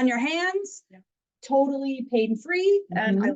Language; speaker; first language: English; native; English